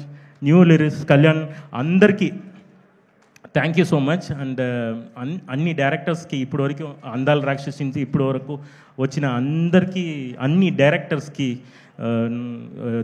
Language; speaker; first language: Telugu; non-native, fluent; Tamil